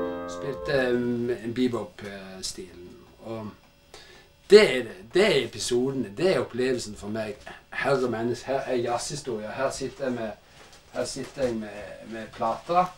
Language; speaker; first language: Norwegian; native; Norwegian